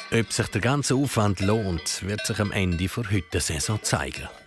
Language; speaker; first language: German; native; German